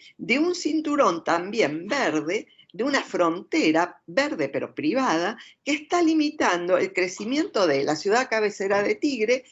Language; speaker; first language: Spanish; native; Spanish